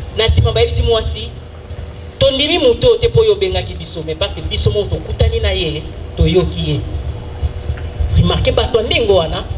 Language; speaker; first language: Lingala; native; Lingala